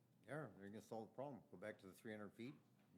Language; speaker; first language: English; native; English